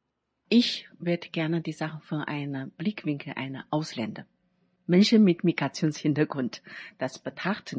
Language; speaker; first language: German; non-native, learner; Chinese